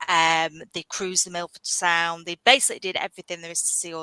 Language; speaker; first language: English; native; English